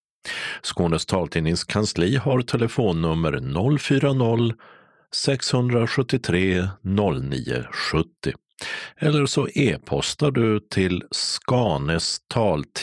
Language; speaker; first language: Swedish; native; Swedish